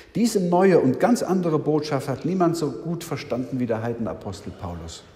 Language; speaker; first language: German; native; German